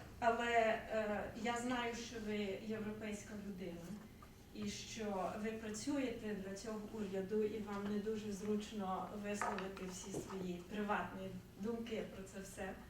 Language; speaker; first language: Ukrainian; early bilingual, heritage; Ukrainian